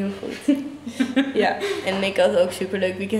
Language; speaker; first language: Dutch; native; Dutch